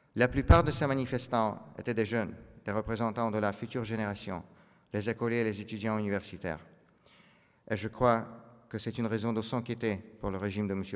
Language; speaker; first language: French; non-native, fluent; Russian